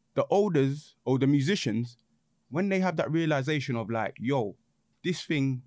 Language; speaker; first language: English; native; English